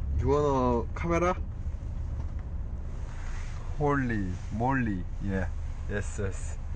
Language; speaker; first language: English; non-native, learner; Korean